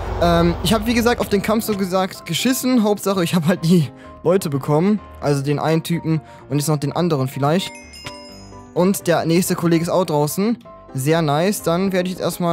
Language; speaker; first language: German; native; German